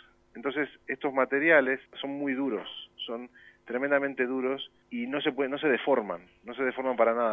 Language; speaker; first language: Spanish; native; Spanish